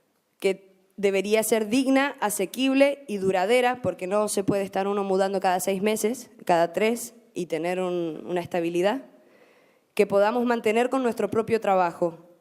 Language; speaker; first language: Spanish; native; Spanish